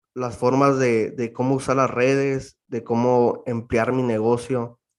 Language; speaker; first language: Spanish; native; Spanish